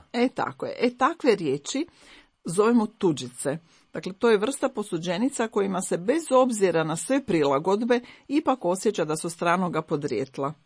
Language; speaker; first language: Croatian; native; Croatian